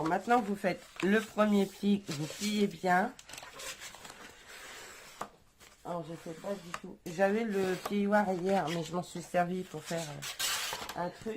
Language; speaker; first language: French; native; French